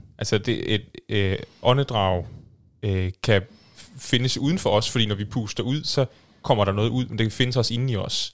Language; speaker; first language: Danish; native; Danish